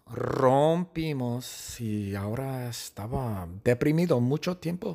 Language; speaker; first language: Spanish; non-native, fluent; English